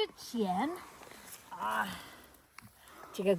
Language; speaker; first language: Chinese; non-native, learner; Filipino